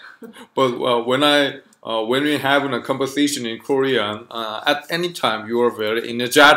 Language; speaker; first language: English; non-native, fluent; Korean